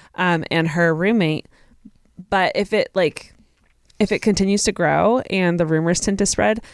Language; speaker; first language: English; native; English